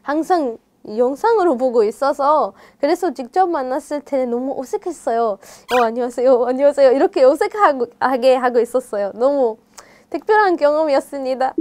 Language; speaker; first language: Korean; non-native, fluent; Arabic